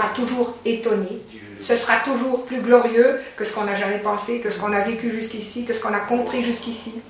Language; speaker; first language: French; native; French